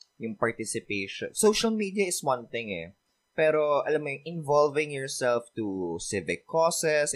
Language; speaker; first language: English; non-native, local second language; Filipino